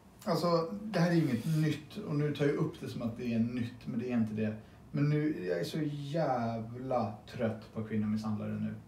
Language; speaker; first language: Swedish; native; Swedish